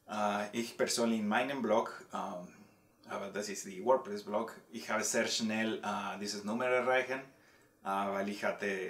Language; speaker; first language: German; non-native, learner; Spanish